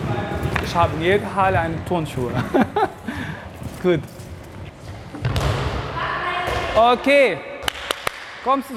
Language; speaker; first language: German; non-native, learner; Arabic